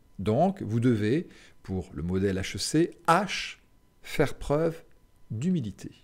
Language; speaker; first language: French; native; French